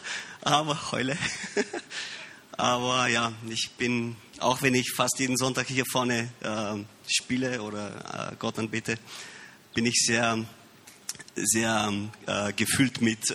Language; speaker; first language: German; early bilingual, heritage; Romanian